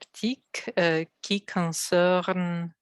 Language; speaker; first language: French; non-native, learner; Russian